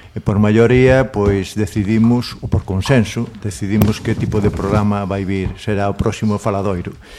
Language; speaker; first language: Galician; non-native, local second language; Spanish